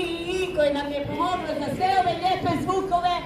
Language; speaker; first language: Croatian; native; Croatian